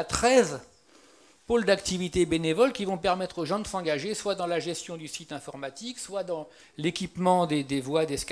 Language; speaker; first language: French; native; French